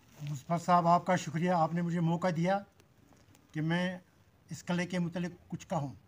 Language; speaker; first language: Urdu; non-native, local second language; Kashmiri